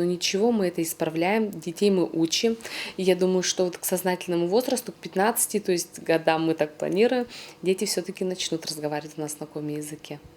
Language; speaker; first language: Russian; non-native, local second language; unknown